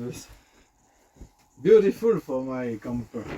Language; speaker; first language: English; non-native, learner; French